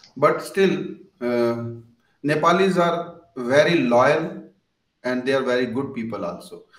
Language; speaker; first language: English; non-native, local second language; Punjabi